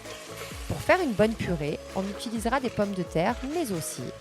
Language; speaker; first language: French; native; French